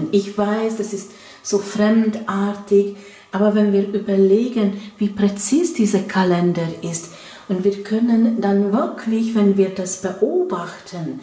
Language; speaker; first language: German; non-native, fluent; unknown